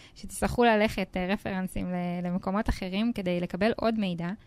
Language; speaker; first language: Hebrew; native; Hebrew